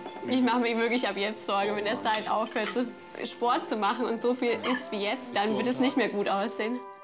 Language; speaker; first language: German; native; German